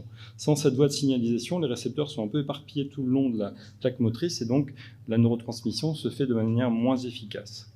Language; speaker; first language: French; native; French